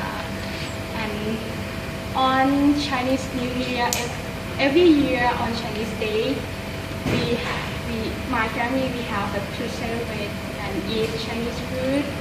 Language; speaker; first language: English; non-native, learner; Thai